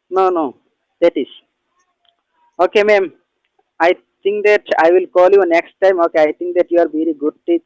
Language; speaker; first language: English; non-native, learner; Bangla